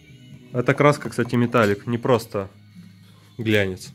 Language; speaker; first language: Russian; native; Russian